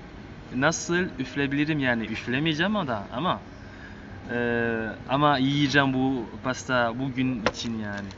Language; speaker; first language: Turkish; non-native, learner; French